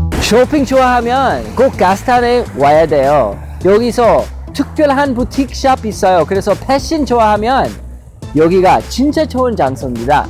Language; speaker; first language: Korean; non-native, fluent; English